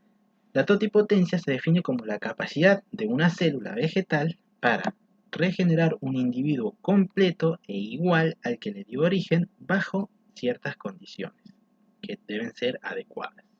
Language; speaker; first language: Spanish; native; Spanish